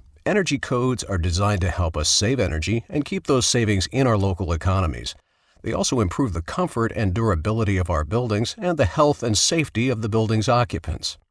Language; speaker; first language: English; native; English